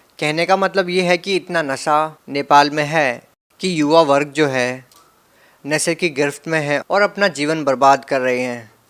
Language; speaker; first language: Hindi; native; Hindi